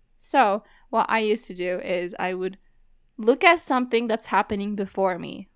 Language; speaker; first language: English; early bilingual, other home language; Japanese